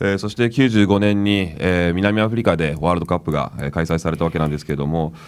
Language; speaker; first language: Japanese; native; Japanese